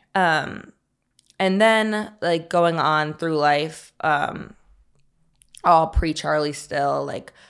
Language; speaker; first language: English; native; English